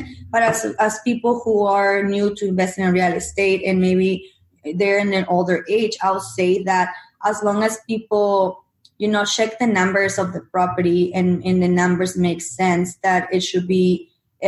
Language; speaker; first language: English; non-native, fluent; Spanish